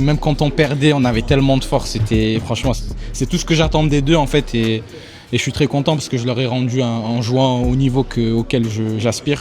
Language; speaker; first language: French; native; French